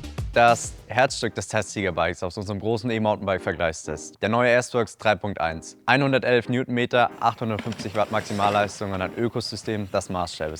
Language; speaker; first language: German; native; German